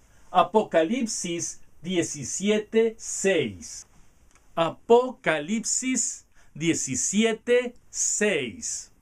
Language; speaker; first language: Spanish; non-native, learner; English